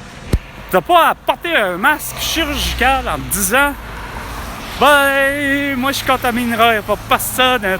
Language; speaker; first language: French; native; French